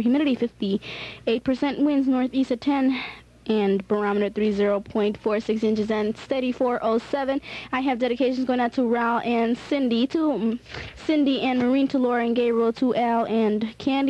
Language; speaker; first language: English; native; English